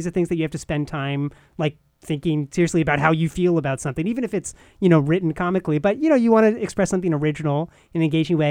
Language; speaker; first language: English; native; English